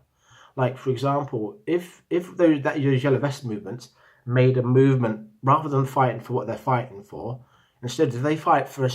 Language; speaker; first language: English; native; English